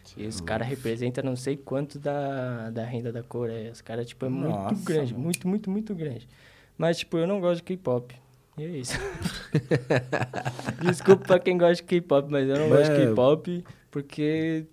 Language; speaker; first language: Portuguese; early bilingual, other home language; Korean